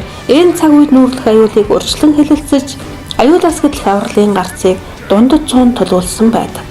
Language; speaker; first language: Mongolian; native; Mongolian